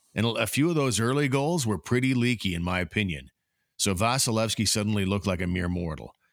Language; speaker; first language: English; native; English